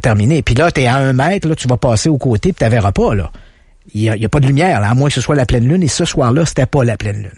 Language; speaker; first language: French; native; French